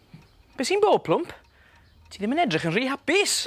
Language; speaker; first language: Welsh; native; Welsh